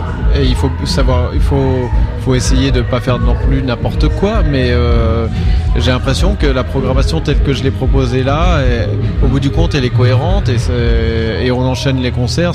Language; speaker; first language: French; native; French